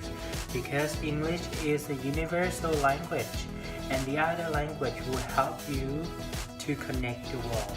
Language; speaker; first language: English; non-native, fluent; Thai